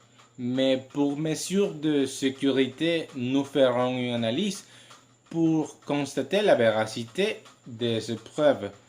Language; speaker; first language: French; non-native, learner; Spanish